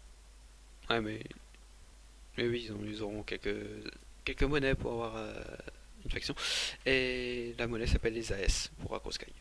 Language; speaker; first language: French; native; French